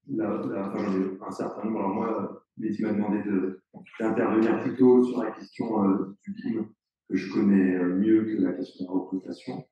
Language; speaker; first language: French; native; French